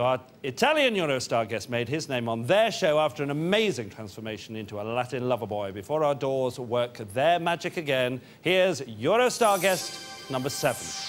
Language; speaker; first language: English; native; English